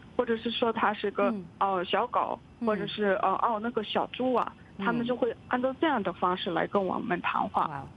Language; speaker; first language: Chinese; non-native, fluent; Korean